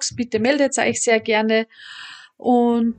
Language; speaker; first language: German; native; German